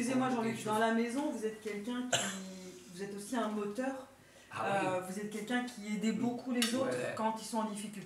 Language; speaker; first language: French; native; French